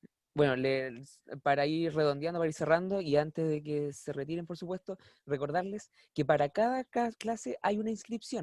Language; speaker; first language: Spanish; native; Spanish